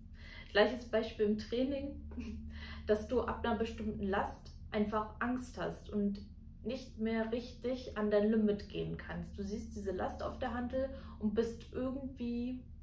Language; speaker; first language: German; native; German